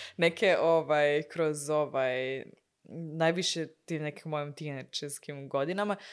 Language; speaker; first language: Croatian; early bilingual, heritage; Croatian